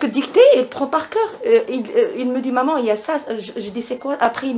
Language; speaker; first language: French; non-native, learner; Arabic